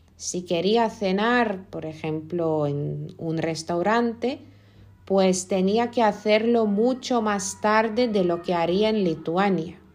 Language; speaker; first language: Spanish; non-native, fluent; Lithuanian